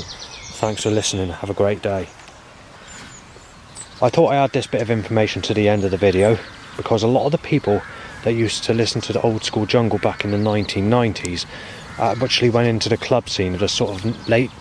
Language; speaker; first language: English; native; English